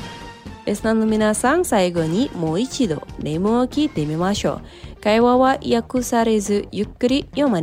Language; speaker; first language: Japanese; non-native, fluent; Indonesian